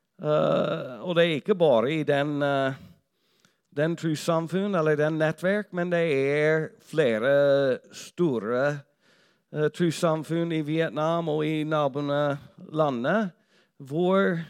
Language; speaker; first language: Norwegian; non-native, fluent; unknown